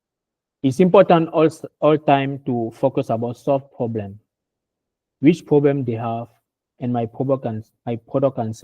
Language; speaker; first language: English; non-native, learner; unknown